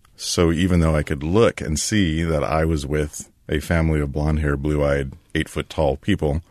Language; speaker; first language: English; native; English